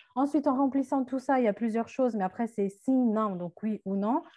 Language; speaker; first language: French; native; French